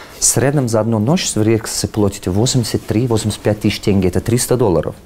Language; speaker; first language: Russian; non-native, local second language; Tajik